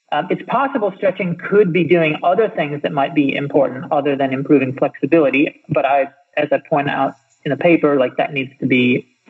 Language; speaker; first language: English; native; English